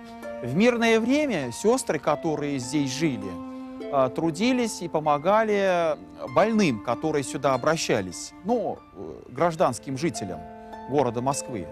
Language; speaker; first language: Russian; native; Russian